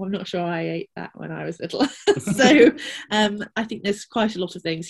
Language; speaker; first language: English; native; English